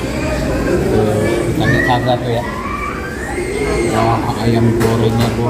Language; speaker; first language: Indonesian; native; Indonesian